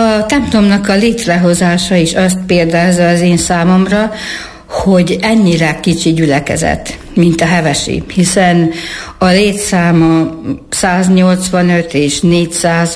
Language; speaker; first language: Hungarian; native; Hungarian